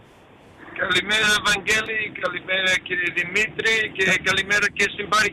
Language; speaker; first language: Greek; early bilingual, heritage; Greek